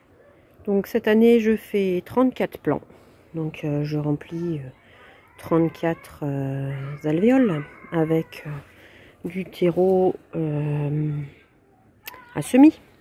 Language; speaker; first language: French; native; French